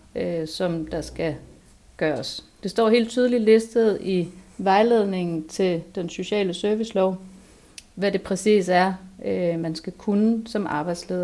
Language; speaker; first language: Danish; native; Danish